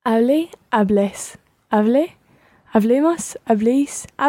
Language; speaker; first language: Spanish; non-native, learner; English